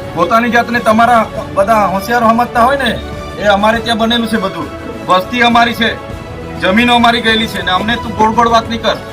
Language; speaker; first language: Gujarati; non-native, local second language; Vasavi